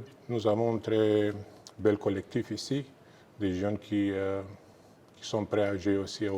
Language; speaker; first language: French; non-native, fluent; Romanian